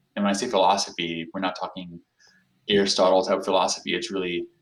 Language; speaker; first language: English; non-native, fluent; Portuguese